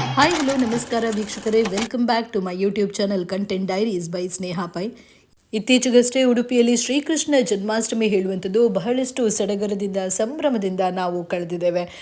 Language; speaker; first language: Kannada; non-native, local second language; Konkani